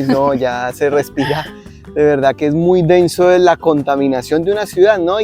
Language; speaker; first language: Spanish; native; Spanish